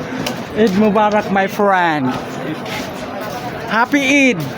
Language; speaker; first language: English; non-native, learner; Filipino